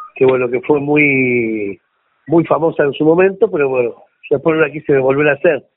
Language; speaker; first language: Spanish; native; Spanish